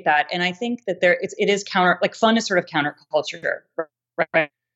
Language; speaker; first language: English; native; English